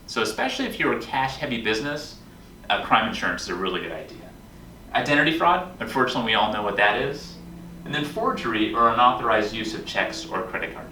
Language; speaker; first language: English; native; English